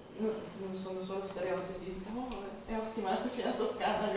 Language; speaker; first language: Italian; native; Italian